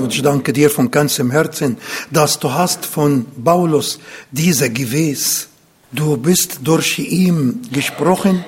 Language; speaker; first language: German; non-native, fluent; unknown